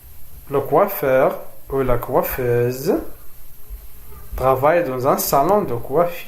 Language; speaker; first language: French; non-native, fluent; Arabic